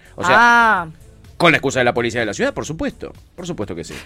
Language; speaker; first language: Spanish; native; Spanish